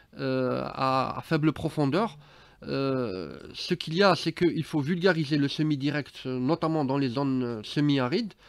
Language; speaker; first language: French; non-native, local second language; Arabic